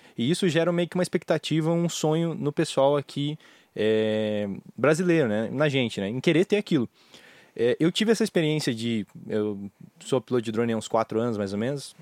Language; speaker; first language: Portuguese; native; Portuguese